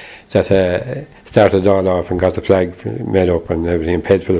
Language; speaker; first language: English; native; English